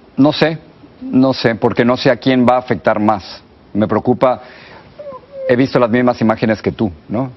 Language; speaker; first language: Spanish; native; Spanish